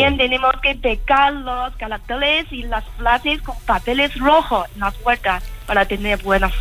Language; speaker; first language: Spanish; non-native, fluent; Chinese